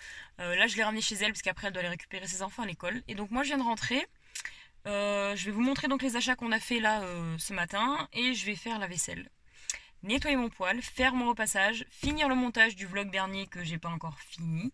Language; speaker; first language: French; native; French